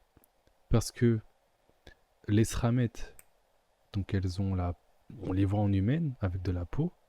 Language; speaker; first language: French; native; French